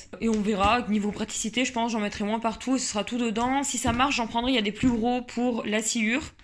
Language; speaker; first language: French; native; French